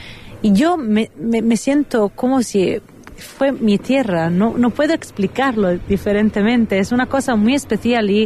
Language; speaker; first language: Spanish; non-native, fluent; Italian